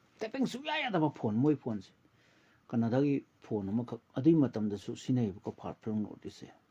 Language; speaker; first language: Manipuri; native; Manipuri